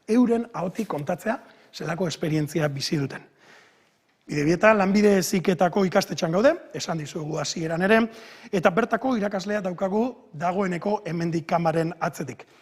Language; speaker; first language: Basque; native; Basque